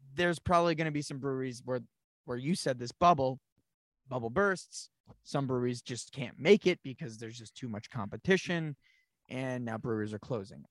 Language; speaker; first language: English; native; English